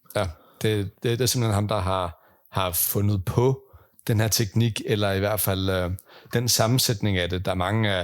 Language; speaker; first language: Danish; native; Danish